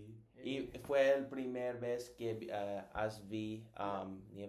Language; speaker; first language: Spanish; non-native, learner; English